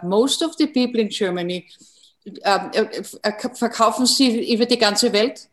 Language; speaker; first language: German; non-native, fluent; English